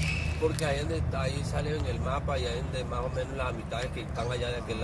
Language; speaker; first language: Spanish; native; Spanish